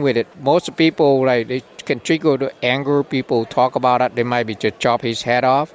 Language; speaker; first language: English; non-native, learner; Vietnamese